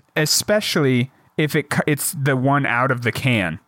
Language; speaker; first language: English; native; English